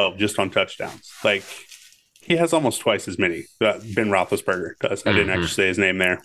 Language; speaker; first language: English; native; English